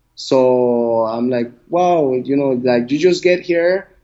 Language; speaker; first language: English; non-native, learner; Spanish